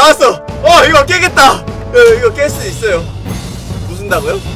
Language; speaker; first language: Korean; native; Korean